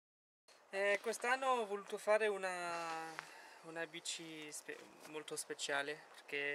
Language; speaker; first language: Italian; non-native, fluent; French